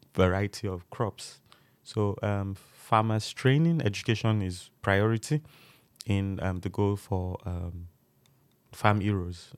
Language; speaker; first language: English; non-native, local second language; Yoruba